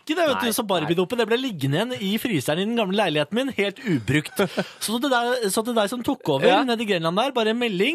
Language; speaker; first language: Norwegian; native; Norwegian